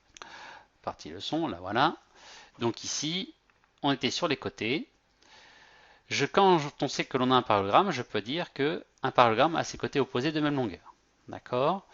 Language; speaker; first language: French; native; French